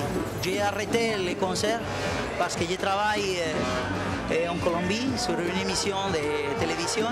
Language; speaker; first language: French; non-native, fluent; Spanish